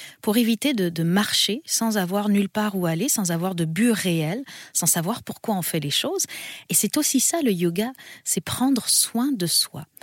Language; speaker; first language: French; native; French